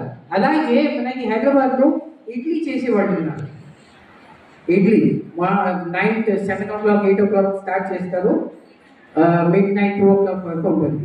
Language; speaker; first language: Telugu; non-native, local second language; Urdu